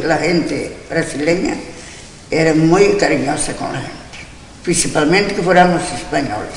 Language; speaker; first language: Spanish; non-native, local second language; Galician